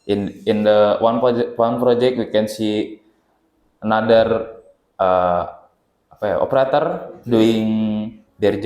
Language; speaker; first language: English; non-native, learner; Indonesian